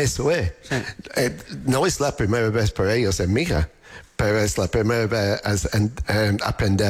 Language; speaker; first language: Spanish; non-native, learner; English